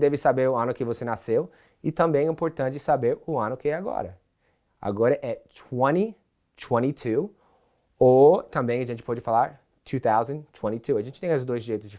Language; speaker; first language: Portuguese; non-native, fluent; English